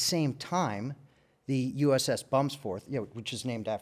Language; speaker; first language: English; native; English